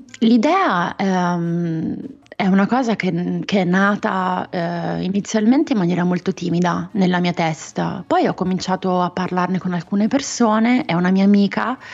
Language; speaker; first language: Italian; native; Italian